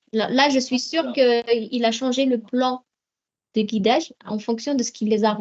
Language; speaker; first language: French; native; French